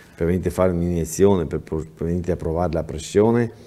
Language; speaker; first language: Italian; native; Italian